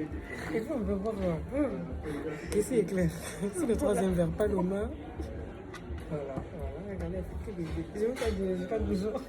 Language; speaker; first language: French; native; French